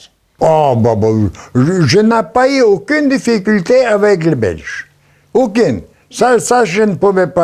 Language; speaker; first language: French; non-native, learner; Polish